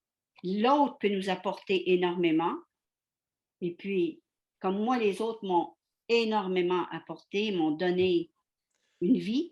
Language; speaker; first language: French; native; French